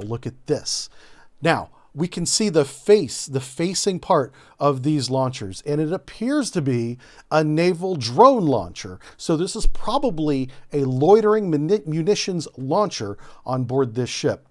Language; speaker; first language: English; native; English